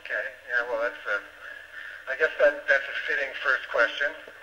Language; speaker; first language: English; native; English